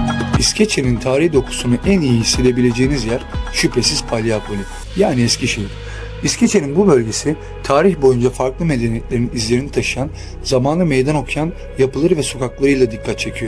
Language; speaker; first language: Turkish; native; Turkish